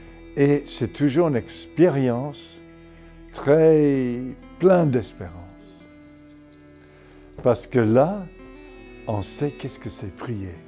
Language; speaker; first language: French; non-native, fluent; English